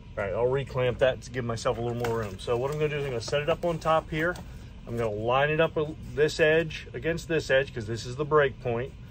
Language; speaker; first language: English; native; English